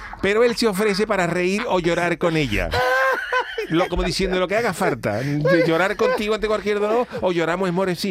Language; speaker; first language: Spanish; native; Spanish